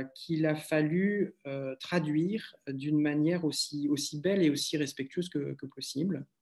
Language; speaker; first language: French; native; French